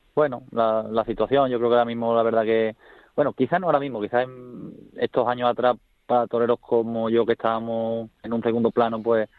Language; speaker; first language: Spanish; native; Spanish